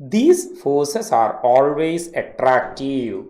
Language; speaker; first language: English; non-native, local second language; Malayalam